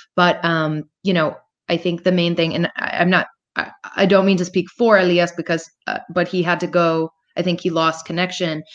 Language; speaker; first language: English; native; English